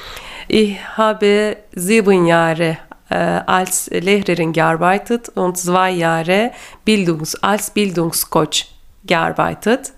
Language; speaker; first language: German; non-native, learner; Turkish